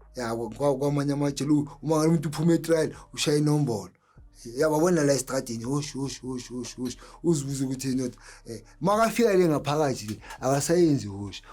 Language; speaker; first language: Zulu; native; Zulu